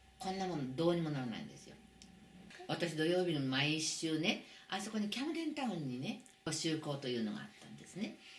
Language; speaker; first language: Japanese; native; Japanese